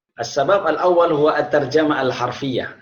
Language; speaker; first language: Arabic; non-native, fluent; Indonesian